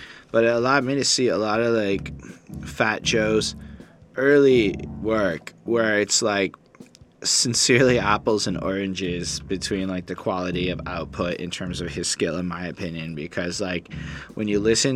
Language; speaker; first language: English; native; English